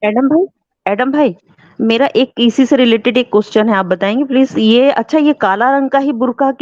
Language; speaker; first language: Hindi; native; Hindi